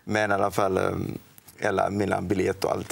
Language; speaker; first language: Swedish; non-native, fluent; Odia